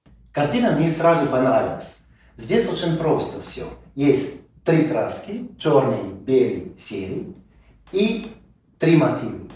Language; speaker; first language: Russian; non-native, fluent; French